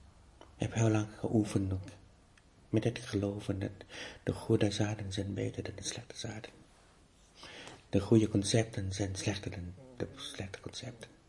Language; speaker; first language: Dutch; non-native, fluent; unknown